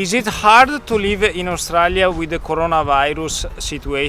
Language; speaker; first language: English; non-native, fluent; Italian